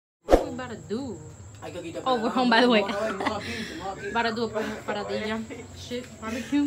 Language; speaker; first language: English; early bilingual, other home language; Spanish